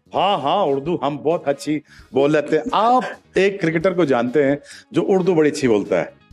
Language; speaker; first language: Urdu; non-native, local second language; Punjabi